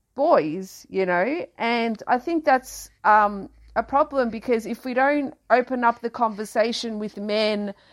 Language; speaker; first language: English; early bilingual, other home language; Greek